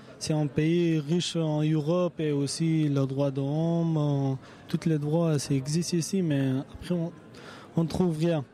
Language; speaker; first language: French; non-native, learner; Persian